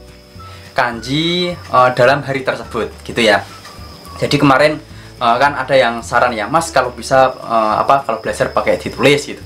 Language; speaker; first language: Indonesian; native; Indonesian